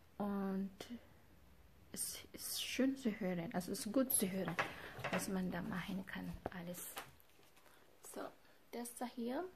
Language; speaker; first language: German; non-native, learner; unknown